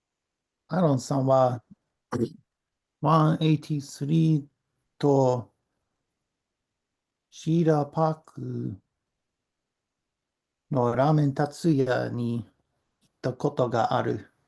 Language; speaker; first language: Japanese; non-native, learner; English